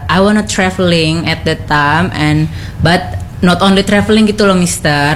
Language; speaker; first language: English; non-native, learner; Indonesian